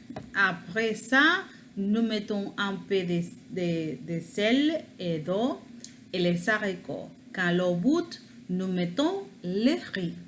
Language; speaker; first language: French; non-native, learner; Spanish